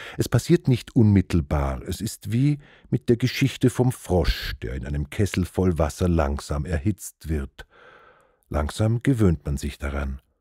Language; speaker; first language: German; native; German